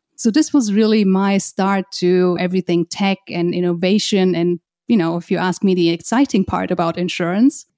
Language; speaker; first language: English; non-native, fluent; German